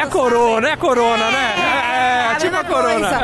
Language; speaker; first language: Portuguese; native; Portuguese